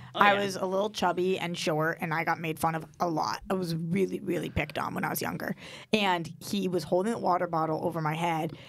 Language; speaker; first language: English; native; English